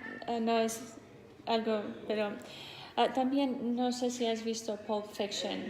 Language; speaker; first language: Spanish; non-native, fluent; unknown